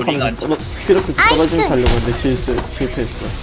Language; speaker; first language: Korean; native; Korean